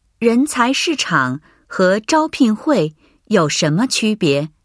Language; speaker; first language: Chinese; non-native, learner; Japanese